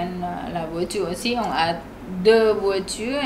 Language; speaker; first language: French; non-native, learner; Thai